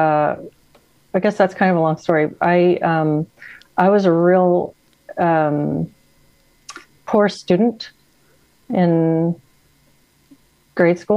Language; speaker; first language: English; native; English